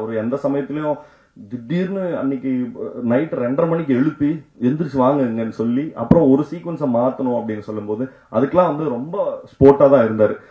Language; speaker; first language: Tamil; native; Tamil